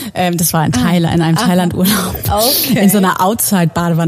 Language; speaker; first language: German; native; German